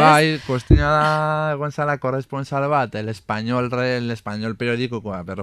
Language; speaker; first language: Basque; native; Basque